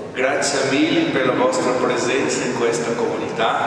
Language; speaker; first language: Italian; non-native, fluent; Portuguese